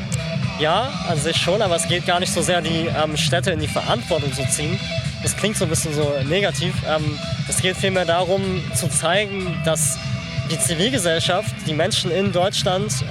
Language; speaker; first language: German; native; German